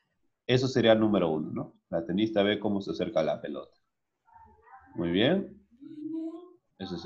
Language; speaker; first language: Spanish; native; Spanish